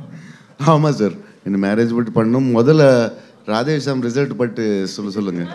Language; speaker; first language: Tamil; non-native, learner; Telugu